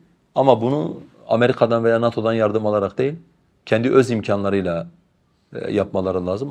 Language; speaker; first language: Turkish; non-native, local second language; Kurdish